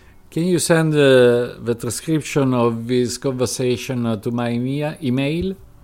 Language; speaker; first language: English; non-native, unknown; Italian